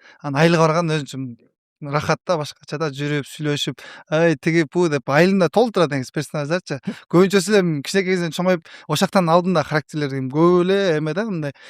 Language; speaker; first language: Kyrgyz; native; Kyrgyz